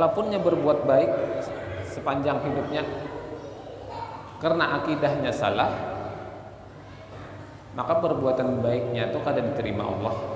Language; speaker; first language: Indonesian; non-native, local second language; Banjar